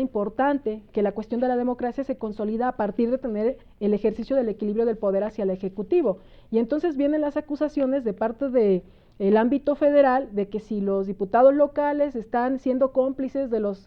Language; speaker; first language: Spanish; native; Spanish